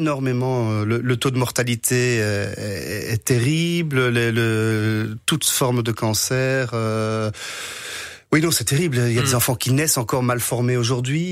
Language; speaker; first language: French; native; French